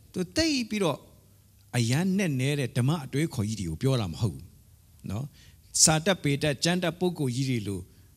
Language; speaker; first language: Burmese; non-native, local second language; Hakha Chin